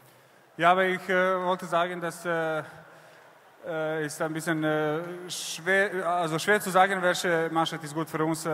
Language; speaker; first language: German; non-native, learner; Serbian